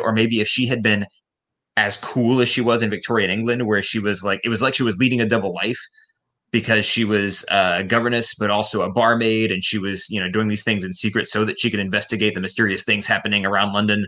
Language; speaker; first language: English; native; English